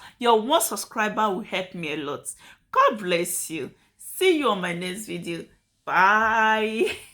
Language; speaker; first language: Nigerian Pidgin; native; Nigerian Pidgin